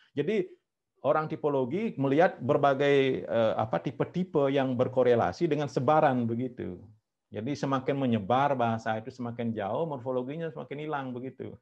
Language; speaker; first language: Indonesian; non-native, local second language; Balinese